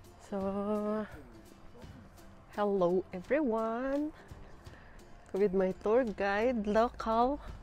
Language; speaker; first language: English; non-native, local second language; Filipino